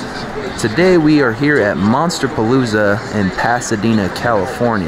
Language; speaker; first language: English; native; English